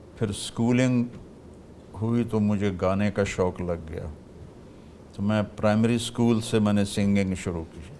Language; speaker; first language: Urdu; non-native, local second language; Punjabi